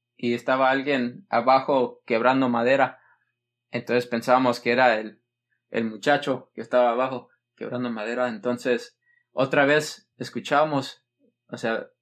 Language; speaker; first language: Spanish; early bilingual, heritage; Spanish